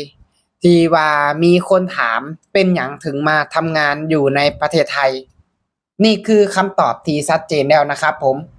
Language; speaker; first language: Thai; non-native, local second language; Northeastern Thai